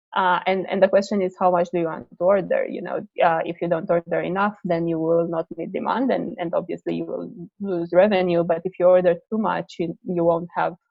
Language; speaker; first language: English; non-native, fluent; Romanian